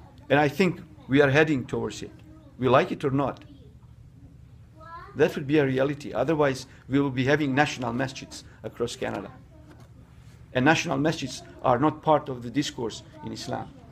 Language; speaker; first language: English; non-native, fluent; Bosnian